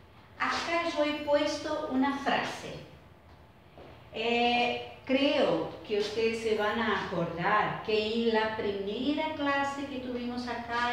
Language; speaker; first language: Spanish; non-native, fluent; Portuguese